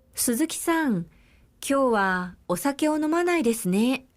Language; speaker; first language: Japanese; non-native, fluent; Korean